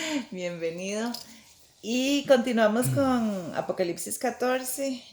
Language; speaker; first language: Spanish; native; Spanish